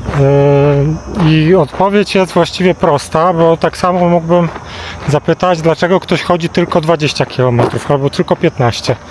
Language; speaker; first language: Polish; native; Polish